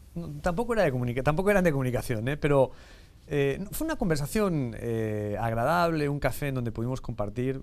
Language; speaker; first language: Spanish; native; Spanish